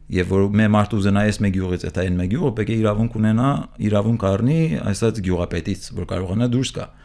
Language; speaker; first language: Armenian; early bilingual, heritage; Armenian